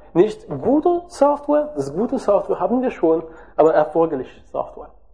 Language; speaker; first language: German; non-native, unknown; French